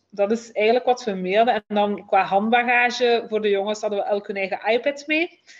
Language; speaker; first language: Dutch; native; Dutch